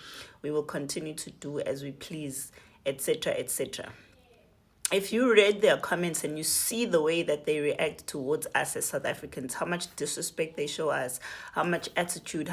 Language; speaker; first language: English; non-native, local second language; Zulu